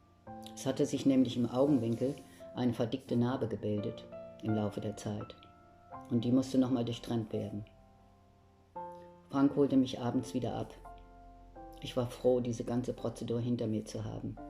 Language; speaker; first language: German; native; German